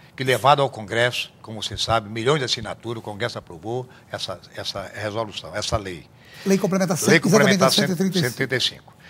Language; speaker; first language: Portuguese; native; Portuguese